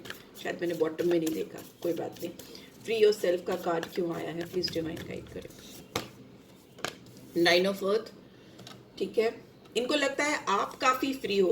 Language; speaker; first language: Hindi; native; Hindi